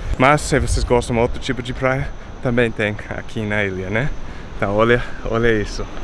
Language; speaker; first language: Portuguese; non-native, fluent; English